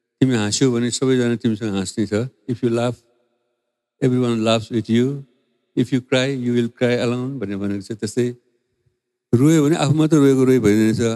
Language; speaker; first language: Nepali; non-native, local second language; Newari